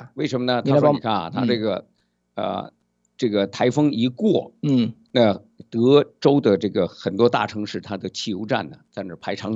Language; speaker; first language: Chinese; native; Chinese